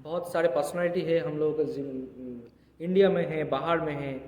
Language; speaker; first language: Hindi; non-native, local second language; Bangla